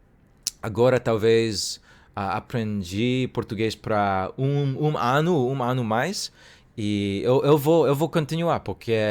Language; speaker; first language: Portuguese; non-native, learner; Cantonese